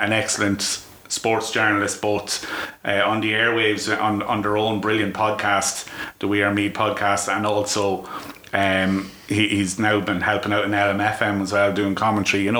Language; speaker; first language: English; native; English